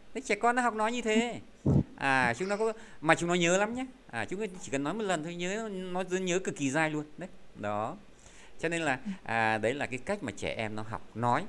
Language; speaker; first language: Vietnamese; native; Vietnamese